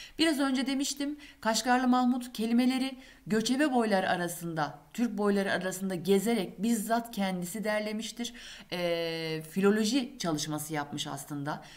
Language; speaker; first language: Turkish; native; Turkish